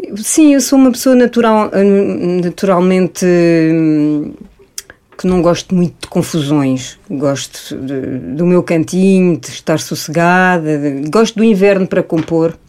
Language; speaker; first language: Portuguese; early bilingual, heritage; Portuguese